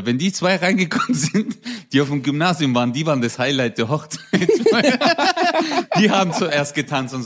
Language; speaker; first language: German; early bilingual, other home language; Turkish